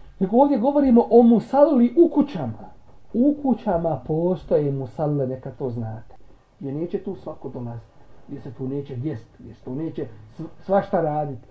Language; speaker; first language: Bosnian; native; Bosnian